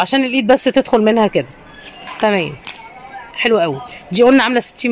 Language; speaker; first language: Arabic; native; Arabic